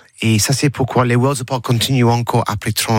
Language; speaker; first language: French; non-native, learner; English